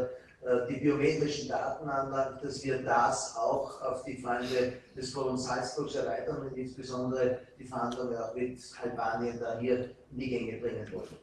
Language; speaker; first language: German; native; German